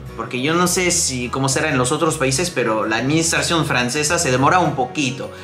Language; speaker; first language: Spanish; non-native, fluent; French